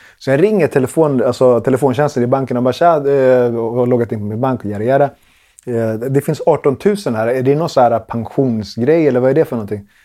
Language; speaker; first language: Swedish; early bilingual, other home language; Spanish